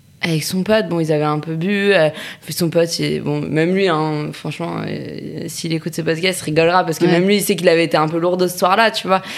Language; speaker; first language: French; native; French